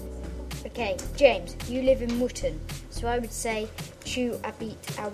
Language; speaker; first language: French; non-native, learner; English